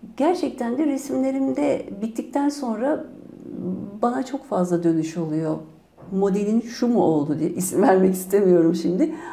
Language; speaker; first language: Turkish; native; Turkish